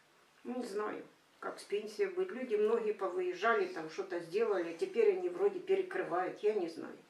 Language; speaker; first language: Russian; native; Russian